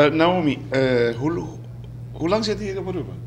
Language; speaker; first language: Dutch; non-native, local second language; Papiamento